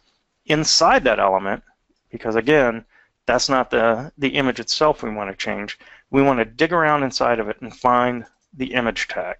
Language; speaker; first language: English; native; English